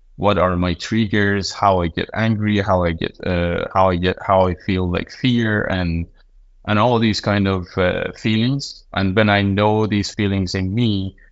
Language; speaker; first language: English; non-native, fluent; Persian